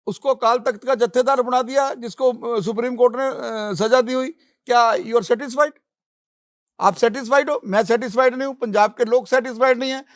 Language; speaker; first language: Hindi; non-native, local second language; Punjabi